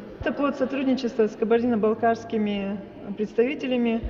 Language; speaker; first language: Russian; native; Russian